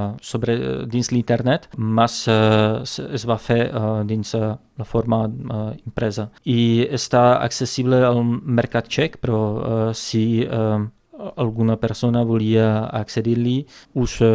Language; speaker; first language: Catalan; non-native, fluent; Czech